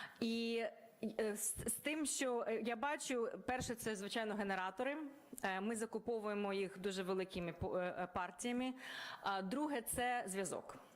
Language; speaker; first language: Ukrainian; native; Ukrainian